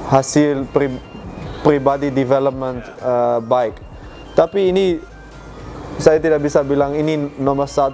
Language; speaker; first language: Indonesian; non-native, fluent; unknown